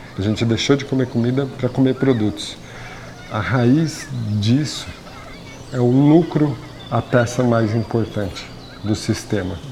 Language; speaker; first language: Portuguese; native; Portuguese